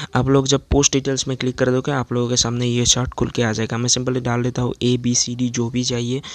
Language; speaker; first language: Hindi; non-native, local second language; Assamese